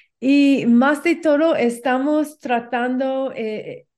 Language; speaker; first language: Spanish; non-native, learner; English